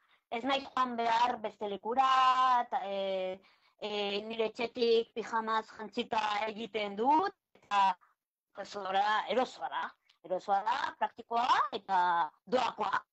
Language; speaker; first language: Basque; non-native, local second language; Spanish